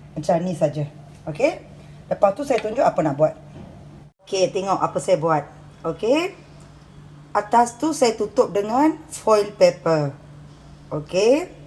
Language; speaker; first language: Malay; non-native, local second language; Tamil